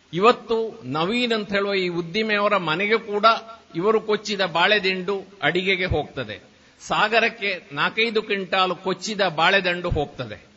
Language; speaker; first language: Kannada; native; Kannada